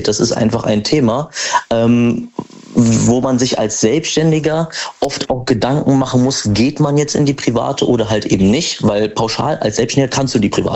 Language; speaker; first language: German; native; German